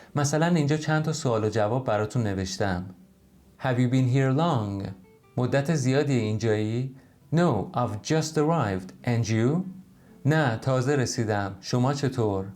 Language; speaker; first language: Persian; native; Persian